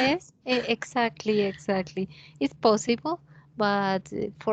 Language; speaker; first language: English; non-native, fluent; Spanish